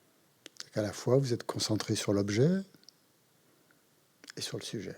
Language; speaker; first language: French; native; French